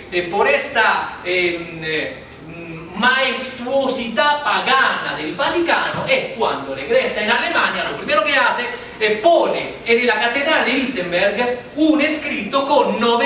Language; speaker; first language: Spanish; non-native, fluent; Italian